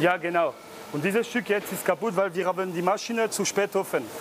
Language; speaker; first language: German; non-native, learner; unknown